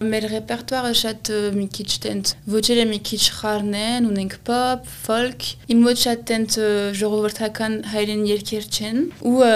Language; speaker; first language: Armenian; early bilingual, heritage; Armenian